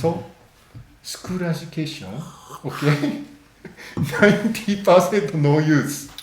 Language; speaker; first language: English; non-native, learner; Japanese